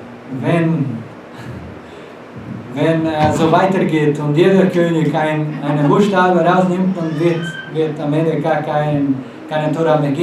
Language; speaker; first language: German; non-native, fluent; Portuguese